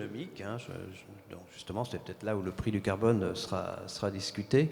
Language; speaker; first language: French; native; French